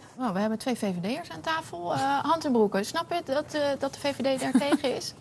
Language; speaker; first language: Dutch; native; Dutch